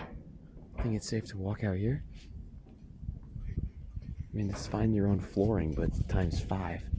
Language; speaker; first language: English; native; English